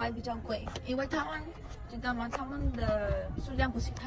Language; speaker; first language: Chinese; non-native, learner; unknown